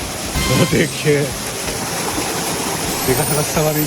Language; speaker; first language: Japanese; native; Japanese